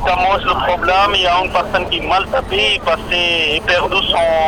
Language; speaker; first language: French; non-native, learner; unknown